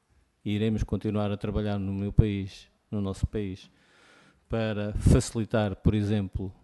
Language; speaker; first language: Portuguese; native; Portuguese